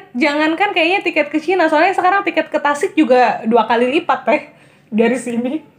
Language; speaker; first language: Indonesian; native; Indonesian